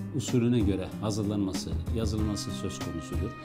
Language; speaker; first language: Turkish; early bilingual, heritage; Arabic